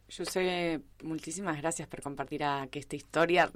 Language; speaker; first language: Spanish; non-native, local second language; Catalan